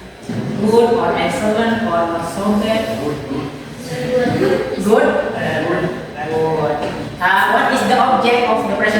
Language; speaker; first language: English; non-native, fluent; Indonesian